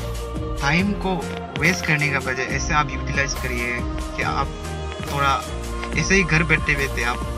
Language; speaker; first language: Hindi; non-native, local second language; Adi